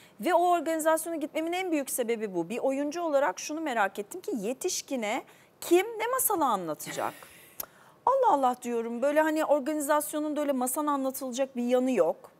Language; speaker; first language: Turkish; native; Turkish